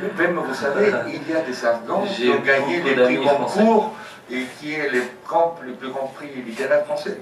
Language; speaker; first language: French; native; French